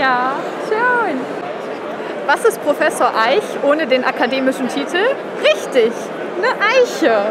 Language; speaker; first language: German; native; German